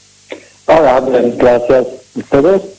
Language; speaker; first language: Spanish; non-native, learner; Polish